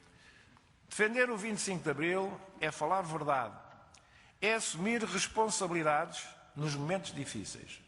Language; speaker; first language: Portuguese; native; Portuguese